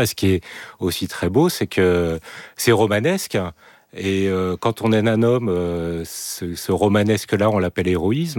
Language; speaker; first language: French; native; French